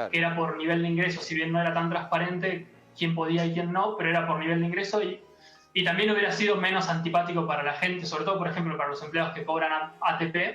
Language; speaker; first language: Spanish; native; Spanish